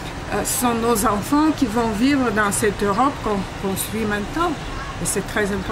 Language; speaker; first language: French; non-native, fluent; Bulgarian